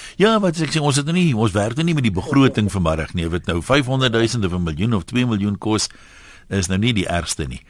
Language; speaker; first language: Afrikaans; native; Afrikaans